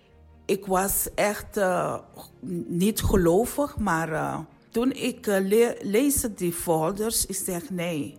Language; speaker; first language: Dutch; non-native, learner; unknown